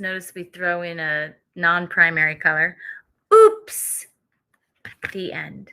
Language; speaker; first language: English; native; English